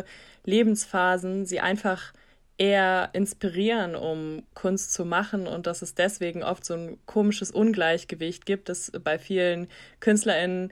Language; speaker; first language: German; native; German